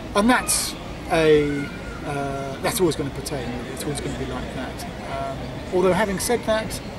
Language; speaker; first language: English; native; English